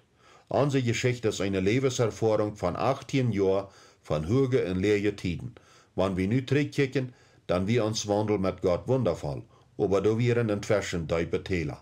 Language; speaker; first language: German; early bilingual, heritage; Plautdietsch